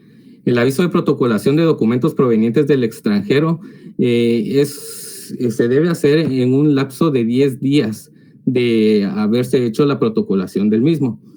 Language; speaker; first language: Spanish; native; Spanish